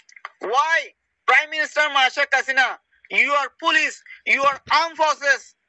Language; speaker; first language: English; non-native, learner; Rohingya